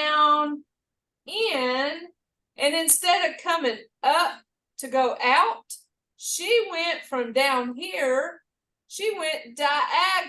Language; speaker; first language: English; native; English